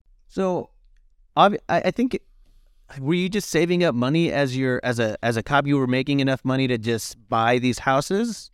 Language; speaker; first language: English; early bilingual, other home language; Spanish